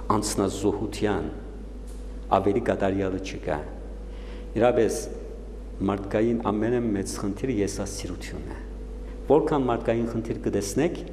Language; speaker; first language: Armenian; native; Armenian